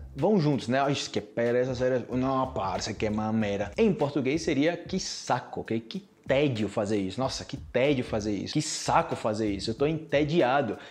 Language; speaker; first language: Portuguese; native; Portuguese